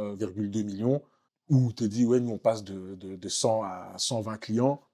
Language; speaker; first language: French; native; French